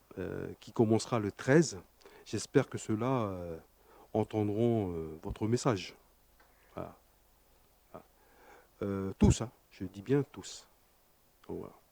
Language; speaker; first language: French; native; French